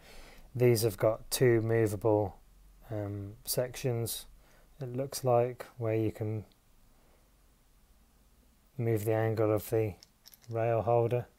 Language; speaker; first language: English; native; English